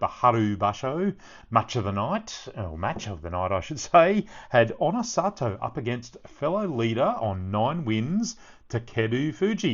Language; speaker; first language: English; native; English